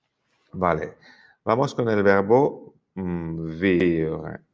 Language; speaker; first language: Spanish; non-native, fluent; French